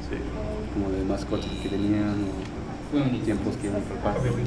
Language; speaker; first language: Spanish; non-native, learner; English